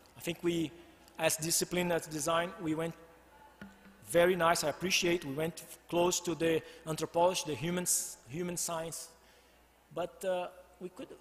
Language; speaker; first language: English; non-native, fluent; Portuguese